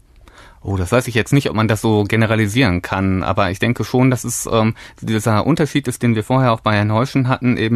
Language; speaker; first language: German; native; German